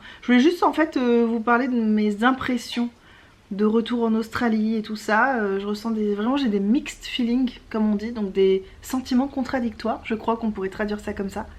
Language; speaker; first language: French; native; French